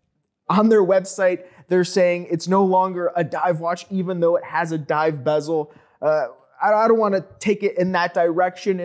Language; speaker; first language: English; native; English